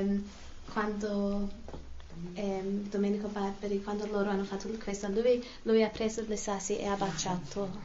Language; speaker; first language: Italian; non-native, learner; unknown